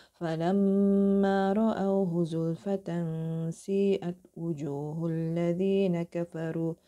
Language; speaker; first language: Arabic; non-native, learner; Indonesian